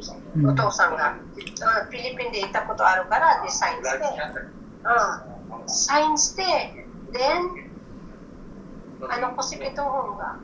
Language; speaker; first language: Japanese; non-native, learner; Filipino